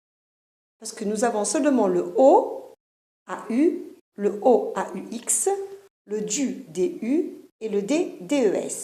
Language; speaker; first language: French; non-native, fluent; Italian